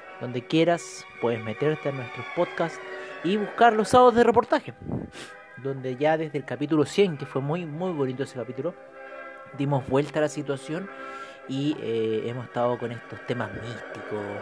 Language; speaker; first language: Spanish; native; Spanish